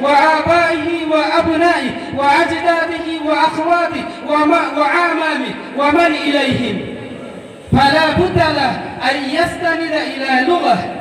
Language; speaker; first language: Arabic; non-native, learner; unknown